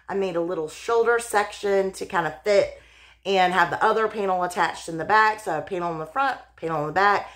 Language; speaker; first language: English; native; English